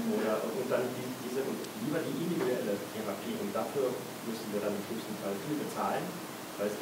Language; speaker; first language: German; native; German